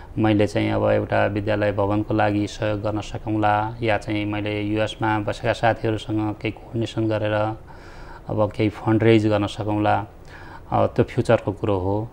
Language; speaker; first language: Nepali; native; Nepali